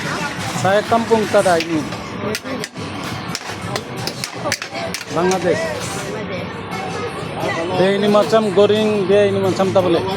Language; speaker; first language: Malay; non-native, learner; Bangla